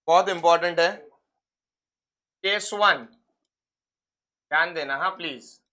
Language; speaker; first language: Hindi; non-native, local second language; Marathi